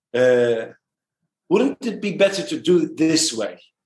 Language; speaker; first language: English; non-native, fluent; Turkish